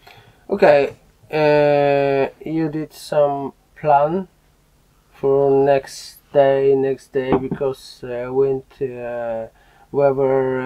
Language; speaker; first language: English; non-native, learner; Polish